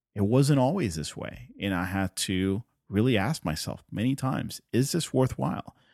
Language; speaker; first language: English; non-native, fluent; Spanish